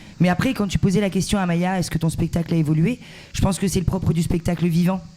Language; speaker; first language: French; native; French